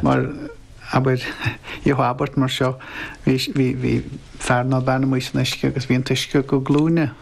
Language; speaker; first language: Irish; native; Irish